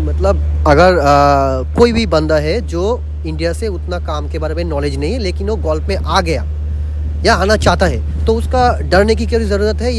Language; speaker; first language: Hindi; non-native, local second language; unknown